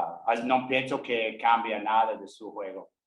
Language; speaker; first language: Spanish; non-native, learner; English